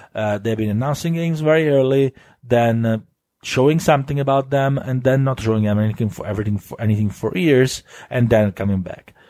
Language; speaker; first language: English; non-native, fluent; Italian